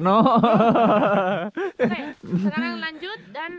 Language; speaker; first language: Indonesian; non-native, fluent; Spanish